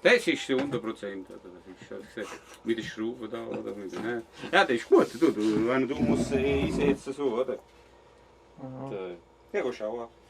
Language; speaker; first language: German; non-native, local second language; Italian